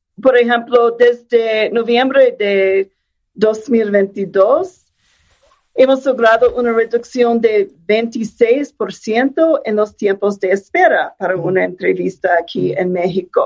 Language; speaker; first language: Spanish; non-native, fluent; English